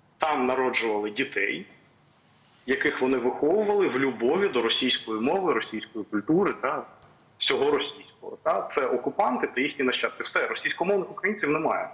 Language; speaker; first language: Ukrainian; non-native, local second language; Russian